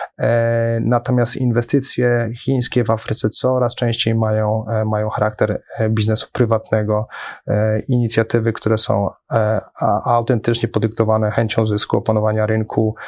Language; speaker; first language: Polish; native; Polish